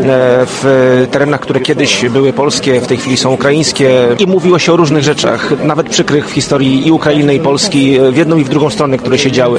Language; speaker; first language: Polish; native; Polish